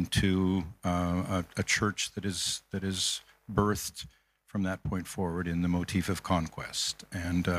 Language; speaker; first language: English; native; English